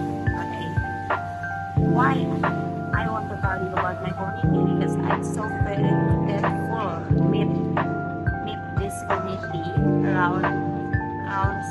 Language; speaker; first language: English; non-native, learner; Indonesian